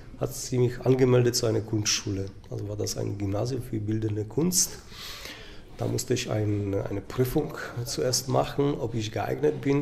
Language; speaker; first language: German; non-native, fluent; Polish